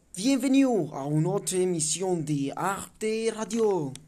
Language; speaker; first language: French; non-native, learner; English